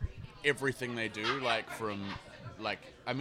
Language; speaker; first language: English; native; English